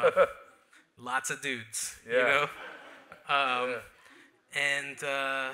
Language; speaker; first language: English; native; English